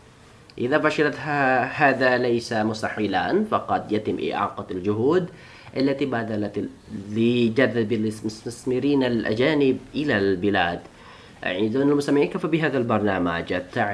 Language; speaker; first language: Arabic; non-native, fluent; Indonesian